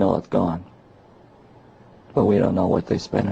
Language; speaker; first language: English; native; English